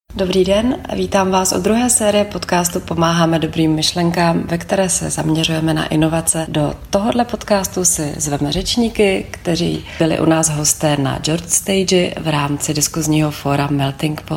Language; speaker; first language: Czech; native; Czech